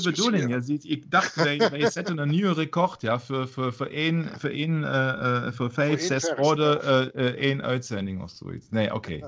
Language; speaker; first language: Dutch; non-native, learner; German